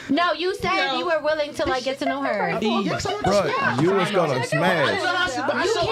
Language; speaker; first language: English; native; English